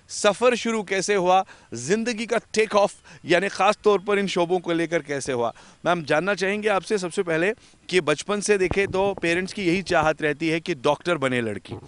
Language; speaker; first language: Hindi; non-native, local second language; Kashmiri